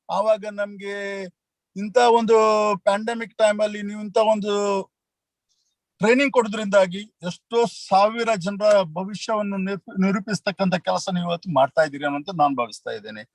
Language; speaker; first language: Kannada; native; Kannada